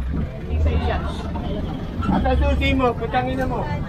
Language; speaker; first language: Filipino; native; Filipino